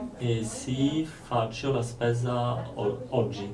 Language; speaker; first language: Italian; non-native, learner; Polish